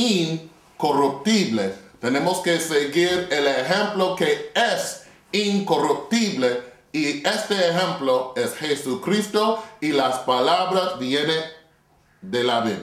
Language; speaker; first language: Spanish; non-native, fluent; English